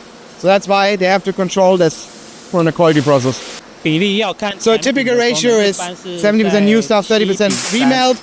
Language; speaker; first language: English; non-native, fluent; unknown